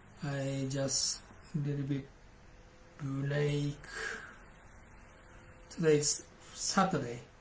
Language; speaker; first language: English; non-native, learner; Japanese